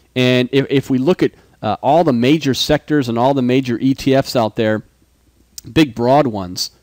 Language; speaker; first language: English; native; English